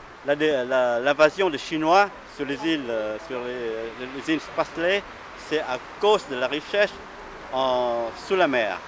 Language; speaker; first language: French; non-native, fluent; Vietnamese